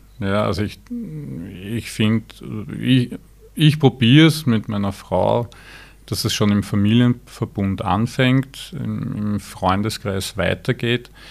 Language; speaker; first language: German; native; German